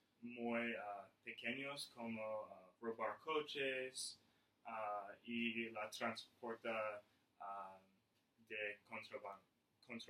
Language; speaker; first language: Spanish; non-native, learner; English